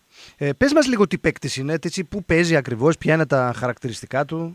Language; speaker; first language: Greek; native; Greek